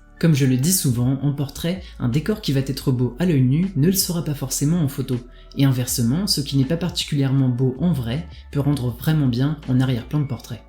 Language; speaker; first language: French; native; French